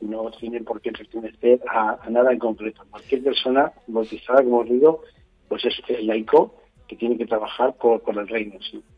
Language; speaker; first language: Spanish; native; Spanish